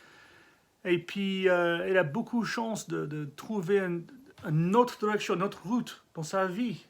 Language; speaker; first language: French; non-native, learner; English